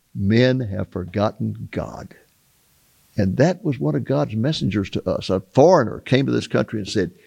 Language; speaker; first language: English; native; English